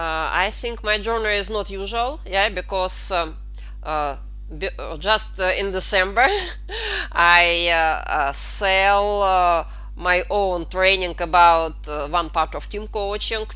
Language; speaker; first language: English; non-native, fluent; Russian